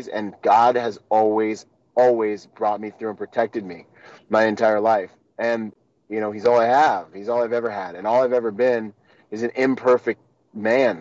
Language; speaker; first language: English; native; English